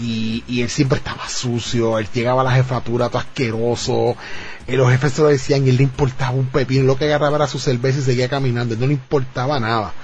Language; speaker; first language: Spanish; native; Spanish